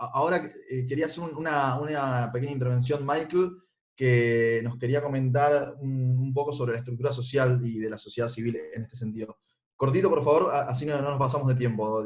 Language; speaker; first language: Spanish; native; Spanish